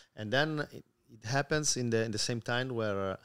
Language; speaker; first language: English; non-native, fluent; Spanish